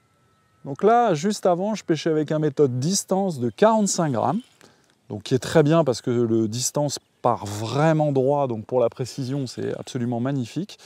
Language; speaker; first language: French; native; French